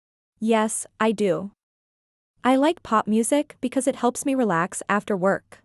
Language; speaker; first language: English; non-native, learner; Vietnamese